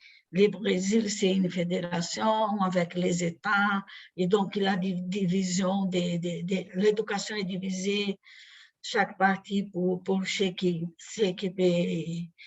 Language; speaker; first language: French; non-native, fluent; Portuguese